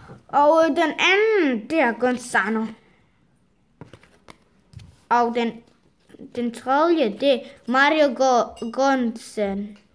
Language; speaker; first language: Danish; early bilingual, other home language; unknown